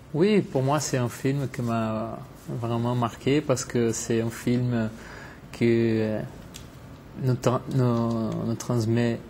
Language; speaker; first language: French; non-native, fluent; Portuguese